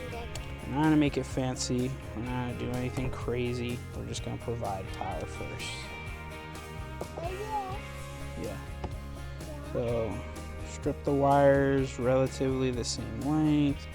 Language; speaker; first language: English; native; English